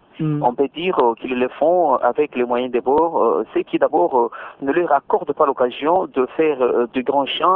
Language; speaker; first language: French; non-native, local second language; Luba-Lulua